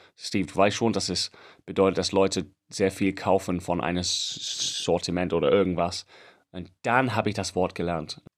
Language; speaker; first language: German; non-native, fluent; English